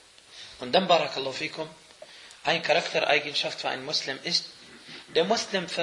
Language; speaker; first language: German; non-native, fluent; Arabic